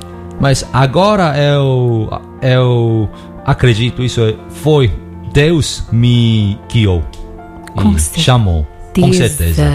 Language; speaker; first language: Portuguese; non-native, learner; Korean